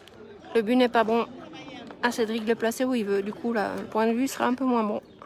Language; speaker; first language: French; native; French